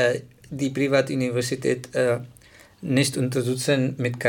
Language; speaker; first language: German; non-native, learner; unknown